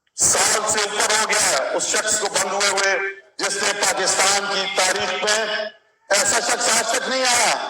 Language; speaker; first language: Urdu; non-native, local second language; Pashto